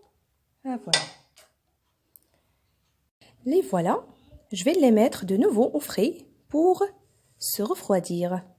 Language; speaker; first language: French; non-native, local second language; Arabic